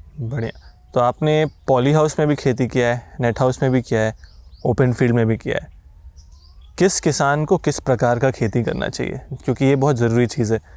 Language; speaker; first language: Hindi; native; Hindi